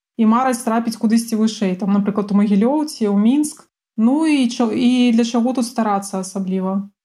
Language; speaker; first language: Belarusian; non-native, local second language; Russian